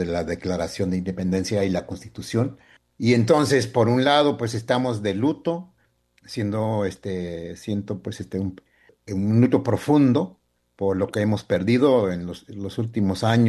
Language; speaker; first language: Spanish; early bilingual, heritage; Spanish